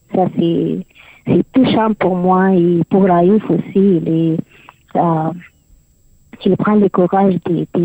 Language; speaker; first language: French; non-native, learner; Arabic